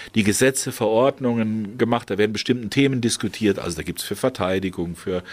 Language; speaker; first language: German; native; German